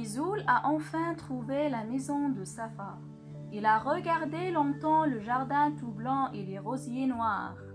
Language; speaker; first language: French; non-native, local second language; Arabic